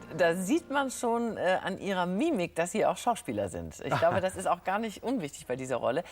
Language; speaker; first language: German; native; German